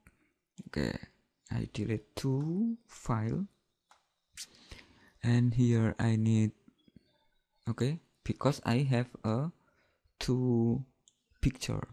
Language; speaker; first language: English; non-native, learner; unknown